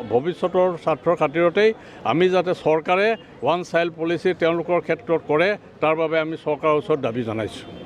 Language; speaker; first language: Assamese; native; Assamese